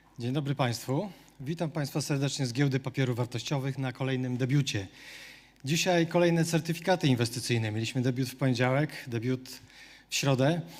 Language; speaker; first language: Polish; native; Polish